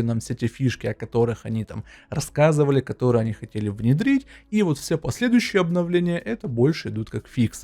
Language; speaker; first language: Russian; native; Russian